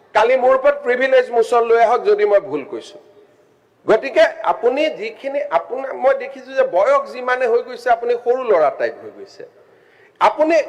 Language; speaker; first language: Assamese; native; Assamese